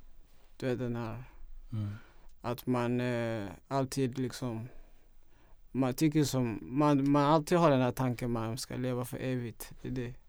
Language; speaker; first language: Swedish; non-native, fluent; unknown